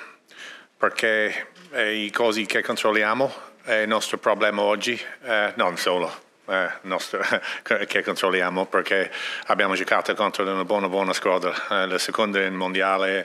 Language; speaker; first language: Italian; non-native, learner; English